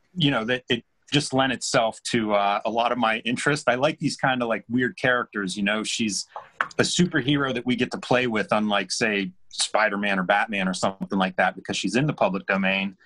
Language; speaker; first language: English; native; English